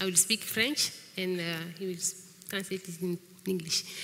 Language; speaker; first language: English; non-native, learner; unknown